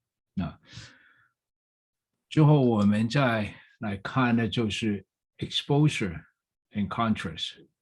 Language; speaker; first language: Chinese; non-native, fluent; English